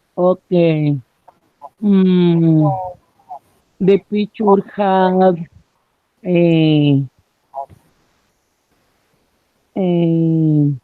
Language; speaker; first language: English; non-native, learner; Spanish